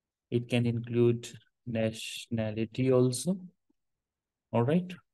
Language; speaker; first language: English; non-native, local second language; Hindi